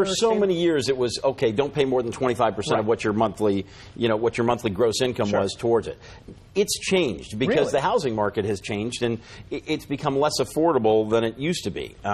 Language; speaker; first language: English; native; English